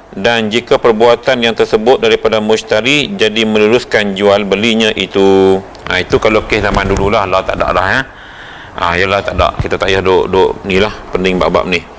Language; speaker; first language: Malay; native; Malay